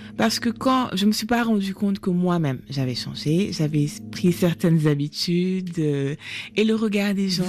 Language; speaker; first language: French; non-native, local second language; Fula